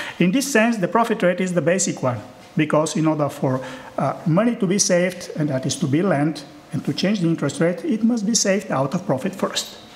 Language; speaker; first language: English; non-native, fluent; Bulgarian